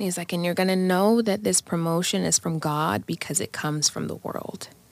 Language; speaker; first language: English; native; English